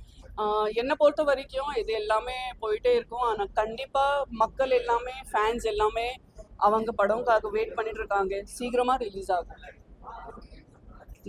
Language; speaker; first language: Tamil; non-native, local second language; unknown